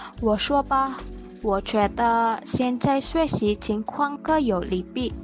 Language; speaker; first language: Chinese; non-native, learner; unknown